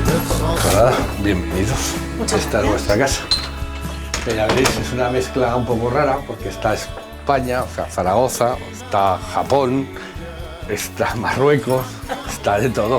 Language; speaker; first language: Spanish; native; Spanish